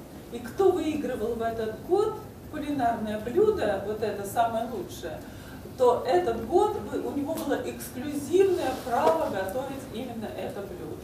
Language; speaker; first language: Russian; native; Russian